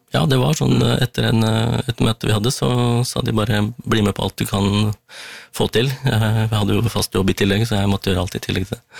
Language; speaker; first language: Norwegian; early bilingual, other home language; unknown